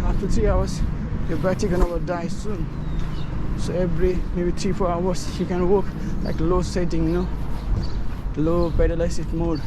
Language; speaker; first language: English; non-native, learner; Nepali